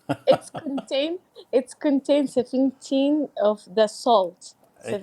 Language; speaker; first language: English; non-native, learner; Arabic